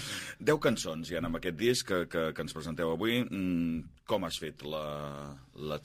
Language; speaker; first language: Catalan; native; Catalan